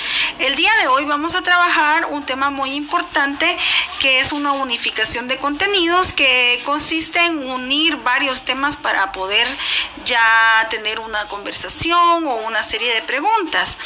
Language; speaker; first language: Spanish; non-native, local second language; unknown